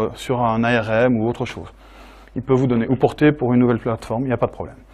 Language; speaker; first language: French; native; French